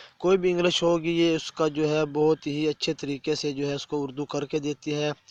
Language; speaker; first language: Urdu; non-native, local second language; Punjabi